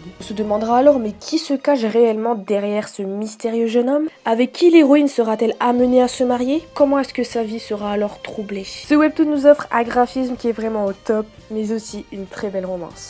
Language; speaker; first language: French; native; French